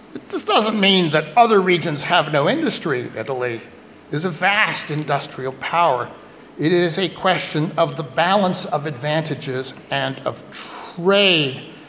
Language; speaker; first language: English; native; English